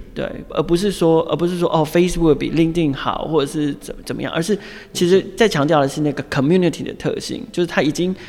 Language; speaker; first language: Chinese; native; Chinese